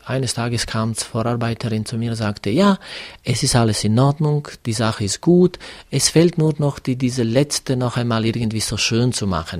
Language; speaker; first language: German; non-native, fluent; Serbian